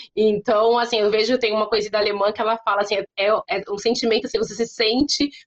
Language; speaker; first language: Portuguese; native; Portuguese